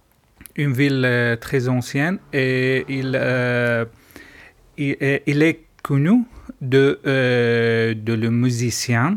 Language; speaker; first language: French; non-native, learner; Arabic